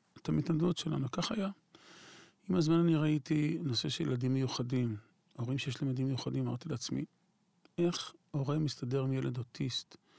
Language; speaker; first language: Hebrew; native; Hebrew